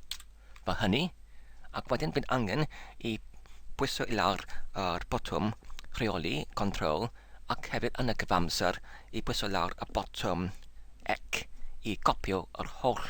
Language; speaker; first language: Welsh; non-native, learner; English